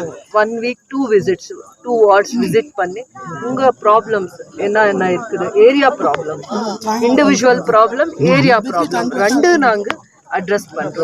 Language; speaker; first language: Tamil; non-native, local second language; Kannada